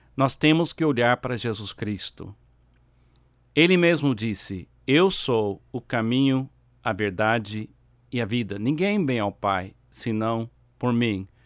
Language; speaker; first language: Portuguese; non-native, fluent; English